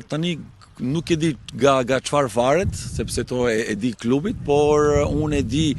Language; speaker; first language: Albanian; non-native, learner; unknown